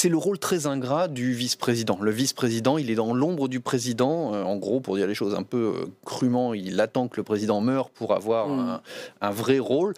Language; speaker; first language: French; native; French